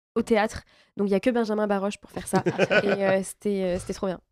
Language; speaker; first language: French; native; French